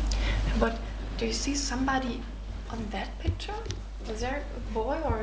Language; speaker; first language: English; non-native, fluent; German